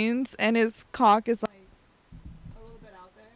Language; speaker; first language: English; early bilingual, other home language; Spanish